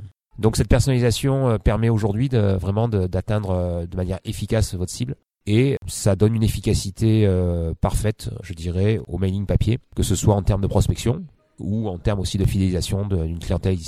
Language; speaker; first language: French; native; French